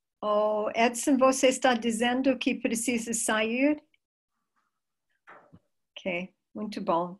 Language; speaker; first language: Portuguese; non-native, fluent; English